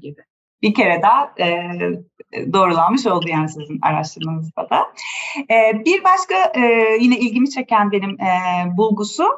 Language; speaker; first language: Turkish; native; Turkish